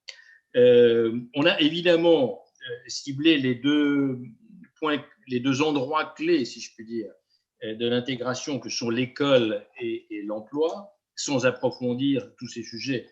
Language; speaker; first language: French; native; French